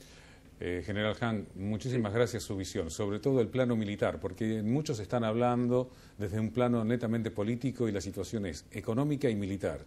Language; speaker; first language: Spanish; native; Spanish